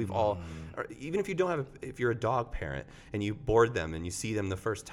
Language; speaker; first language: English; native; English